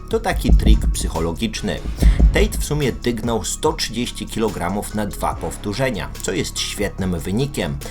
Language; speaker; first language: Polish; native; Polish